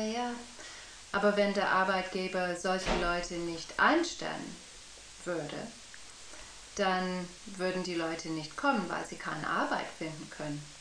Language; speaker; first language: German; non-native, fluent; English